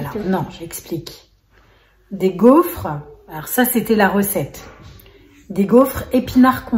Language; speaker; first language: French; native; French